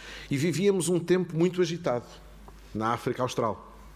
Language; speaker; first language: Portuguese; native; Portuguese